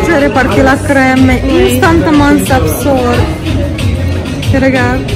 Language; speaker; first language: French; non-native, learner; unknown